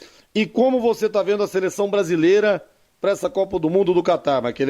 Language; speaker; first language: Portuguese; native; Portuguese